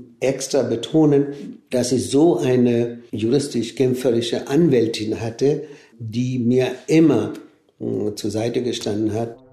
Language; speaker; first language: German; non-native, fluent; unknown